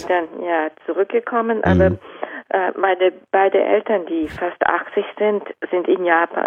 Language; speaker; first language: German; non-native, fluent; Japanese